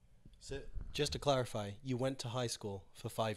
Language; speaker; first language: English; native; English